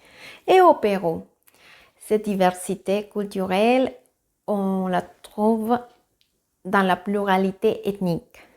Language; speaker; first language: French; non-native, fluent; Spanish